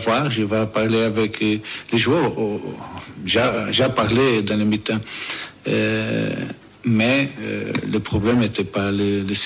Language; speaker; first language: French; non-native, learner; Portuguese